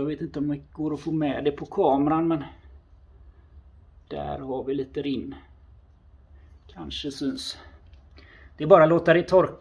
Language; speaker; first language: Swedish; native; Swedish